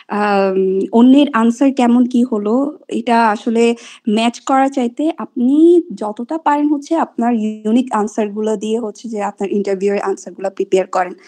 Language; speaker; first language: Bangla; non-native, local second language; Marma